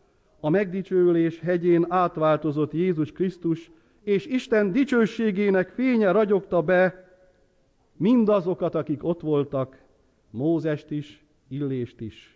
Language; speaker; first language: Hungarian; native; Hungarian